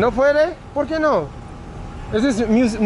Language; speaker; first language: Spanish; non-native, learner; English